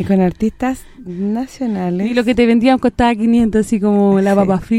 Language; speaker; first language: Spanish; native; Spanish